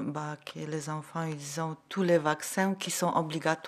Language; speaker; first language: French; non-native, learner; Ukrainian